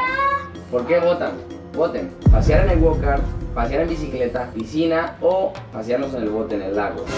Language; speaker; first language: Spanish; native; Spanish